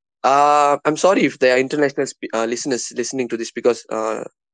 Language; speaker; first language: English; non-native, local second language; Tamil